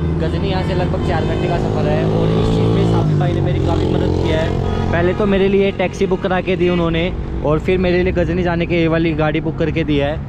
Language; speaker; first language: Hindi; native; Hindi